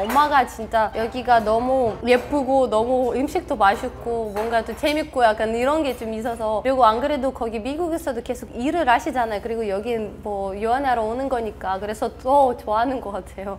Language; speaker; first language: Korean; non-native, fluent; Russian